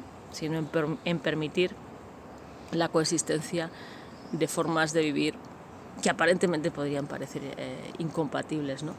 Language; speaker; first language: Spanish; native; Spanish